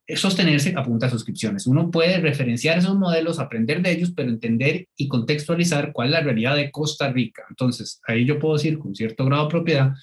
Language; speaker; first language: Spanish; native; Spanish